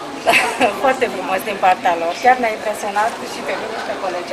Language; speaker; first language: Romanian; native; Romanian